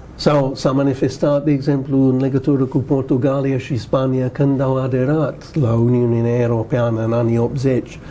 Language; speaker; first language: Romanian; non-native, fluent; English